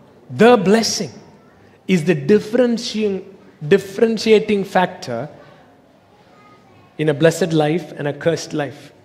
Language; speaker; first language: English; non-native, local second language; Tamil